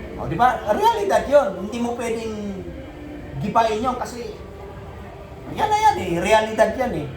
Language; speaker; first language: Filipino; native; Filipino